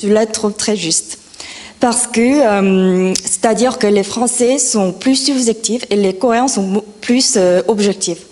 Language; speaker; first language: French; non-native, fluent; Korean